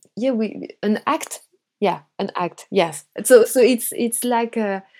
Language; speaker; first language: English; non-native, fluent; French